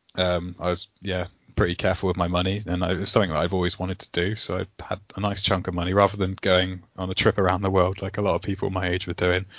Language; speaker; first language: English; native; English